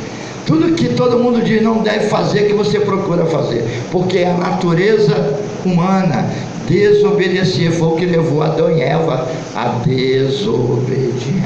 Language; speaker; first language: Portuguese; native; Portuguese